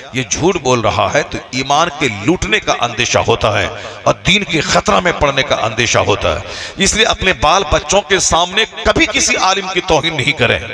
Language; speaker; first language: Hindi; native; Hindi